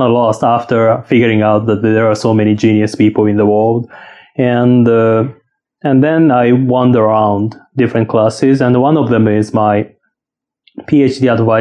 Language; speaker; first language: English; non-native, fluent; Japanese